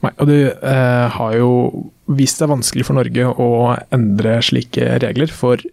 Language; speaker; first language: Norwegian; native; Norwegian